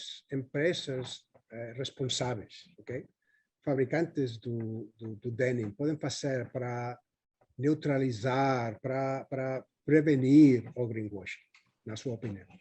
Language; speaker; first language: Portuguese; non-native, fluent; Spanish